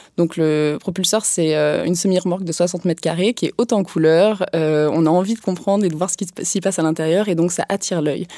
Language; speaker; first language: French; native; French